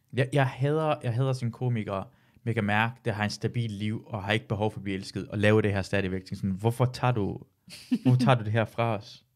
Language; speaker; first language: Danish; early bilingual, other home language; Persian